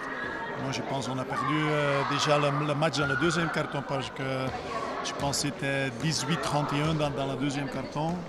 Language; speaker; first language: French; non-native, local second language; Dutch